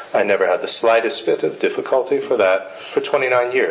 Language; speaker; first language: English; native; English